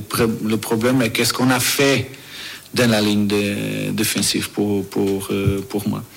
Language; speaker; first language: French; non-native, learner; Portuguese